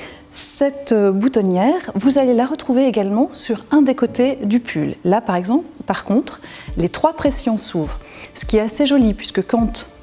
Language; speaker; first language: French; native; French